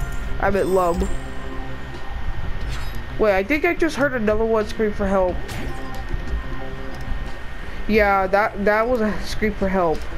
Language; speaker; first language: English; native; English